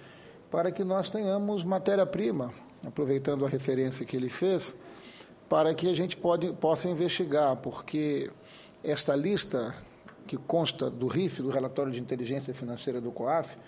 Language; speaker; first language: Portuguese; native; Portuguese